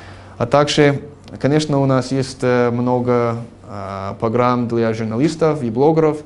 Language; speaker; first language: Russian; non-native, fluent; English